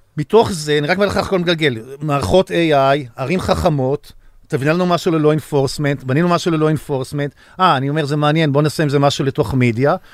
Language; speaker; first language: Hebrew; native; Hebrew